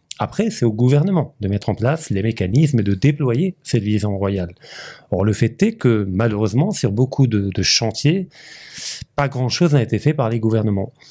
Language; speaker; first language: French; non-native, local second language; Arabic